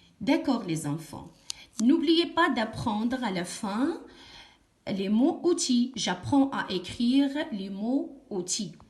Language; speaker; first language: French; non-native, local second language; Arabic